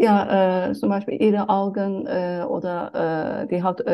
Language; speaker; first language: German; non-native, fluent; Turkish